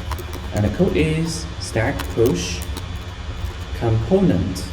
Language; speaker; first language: English; non-native, fluent; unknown